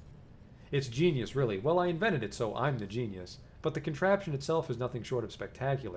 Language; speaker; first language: English; native; English